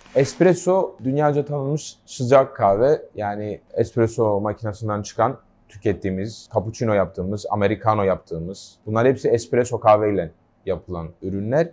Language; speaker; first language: Turkish; early bilingual, heritage; Turkish